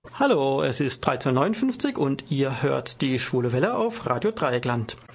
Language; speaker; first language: German; native; German